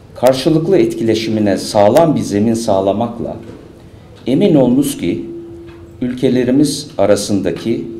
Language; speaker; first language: Turkish; native; Turkish